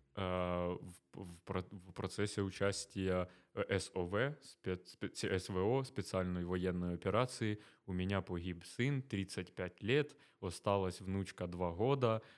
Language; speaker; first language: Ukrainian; native; Ukrainian